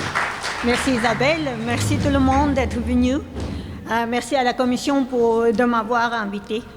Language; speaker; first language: French; non-native, fluent; Armenian